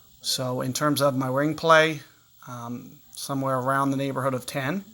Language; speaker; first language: English; native; English